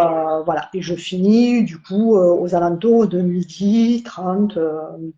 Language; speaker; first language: French; native; French